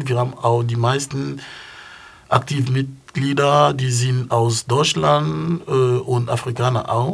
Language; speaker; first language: German; non-native, fluent; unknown